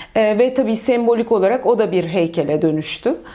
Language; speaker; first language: Turkish; native; Turkish